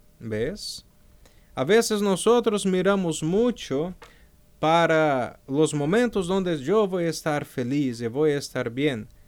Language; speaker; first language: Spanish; non-native, fluent; Portuguese